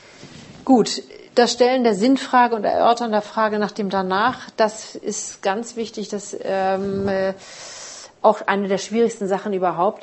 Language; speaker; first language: German; native; German